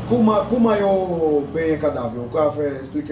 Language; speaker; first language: Spanish; native; Spanish